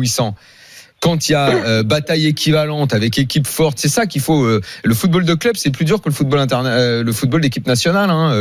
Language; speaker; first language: French; native; French